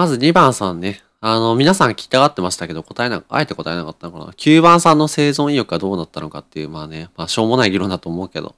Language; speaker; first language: Japanese; native; Japanese